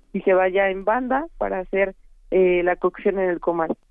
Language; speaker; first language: Spanish; native; Spanish